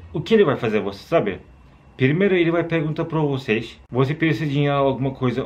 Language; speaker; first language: Portuguese; non-native, learner; Turkish